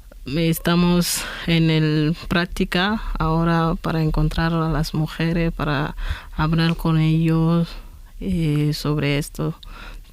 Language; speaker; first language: Spanish; non-native, fluent; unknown